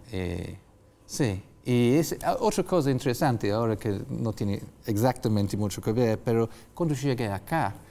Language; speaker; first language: Spanish; non-native, fluent; English